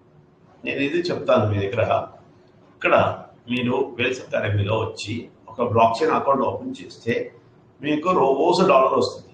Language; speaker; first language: Telugu; non-native, fluent; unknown